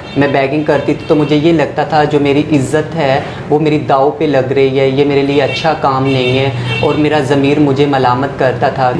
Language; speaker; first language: Hindi; non-native, local second language; Punjabi